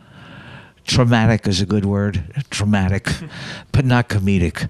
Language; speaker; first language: English; native; English